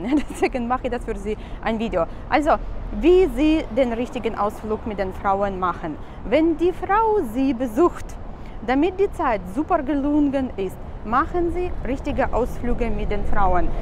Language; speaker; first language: German; non-native, fluent; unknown